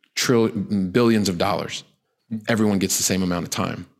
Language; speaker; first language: English; native; English